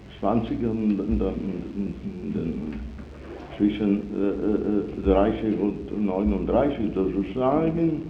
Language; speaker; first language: German; non-native, fluent; Italian